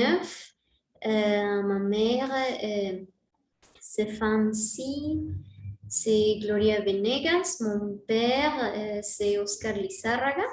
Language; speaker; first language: French; non-native, learner; Spanish